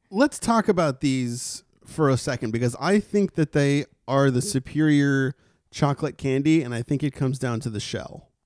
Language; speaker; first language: English; native; English